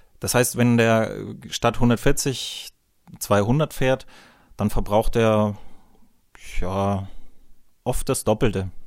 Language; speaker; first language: German; native; German